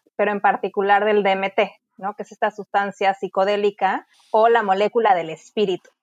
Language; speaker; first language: Spanish; native; Spanish